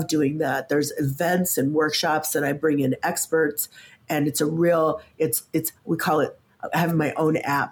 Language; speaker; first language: English; native; English